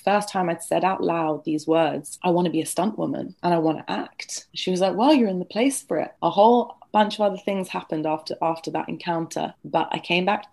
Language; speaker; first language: English; native; English